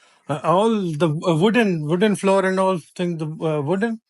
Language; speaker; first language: English; non-native, learner; Punjabi